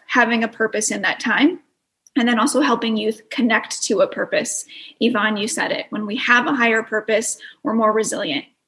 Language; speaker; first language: English; native; English